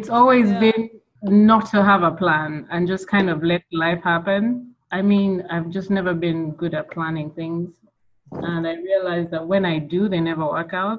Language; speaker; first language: English; non-native, local second language; Ganda